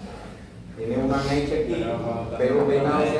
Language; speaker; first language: Spanish; native; Spanish